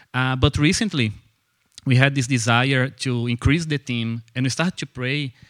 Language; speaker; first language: English; non-native, fluent; Portuguese